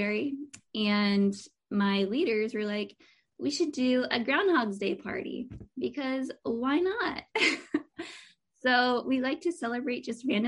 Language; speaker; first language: English; native; English